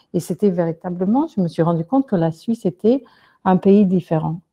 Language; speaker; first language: French; non-native, fluent; English